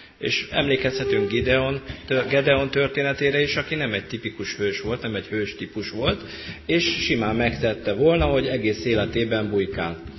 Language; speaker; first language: Hungarian; native; Hungarian